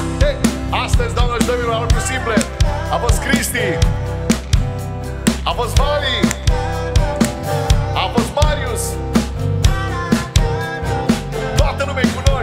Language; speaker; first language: Romanian; native; Romanian